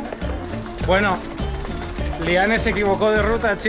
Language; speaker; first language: Spanish; native; Spanish